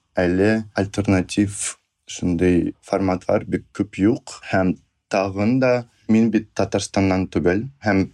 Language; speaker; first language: Tatar; non-native, fluent; Russian